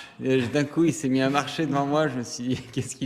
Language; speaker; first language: French; native; French